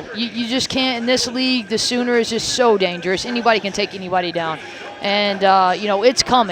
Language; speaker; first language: English; native; English